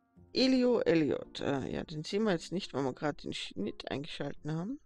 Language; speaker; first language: German; native; German